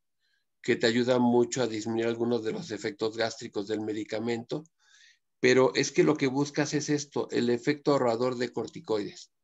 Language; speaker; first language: Spanish; native; Spanish